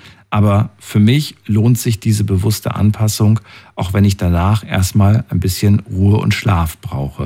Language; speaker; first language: German; native; German